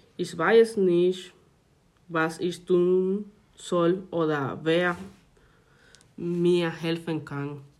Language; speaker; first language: German; non-native, learner; Spanish